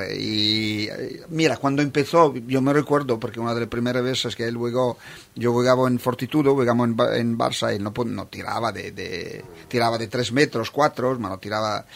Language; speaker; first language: Spanish; non-native, fluent; Italian